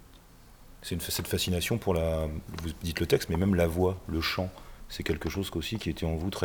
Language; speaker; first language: French; native; French